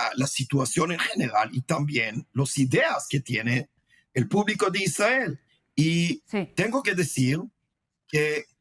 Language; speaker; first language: Spanish; non-native, fluent; Hebrew